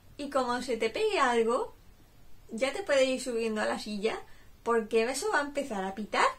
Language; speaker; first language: Spanish; native; Spanish